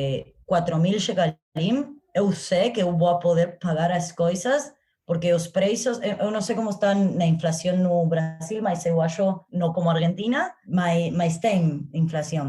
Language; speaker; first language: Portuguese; non-native, learner; Spanish